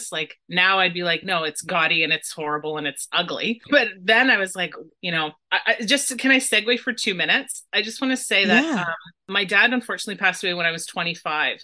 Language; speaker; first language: English; native; English